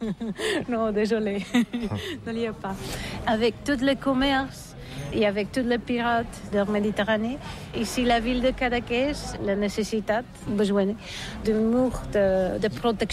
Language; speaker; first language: French; non-native, learner; Catalan